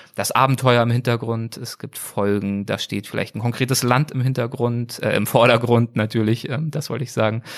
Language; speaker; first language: German; native; German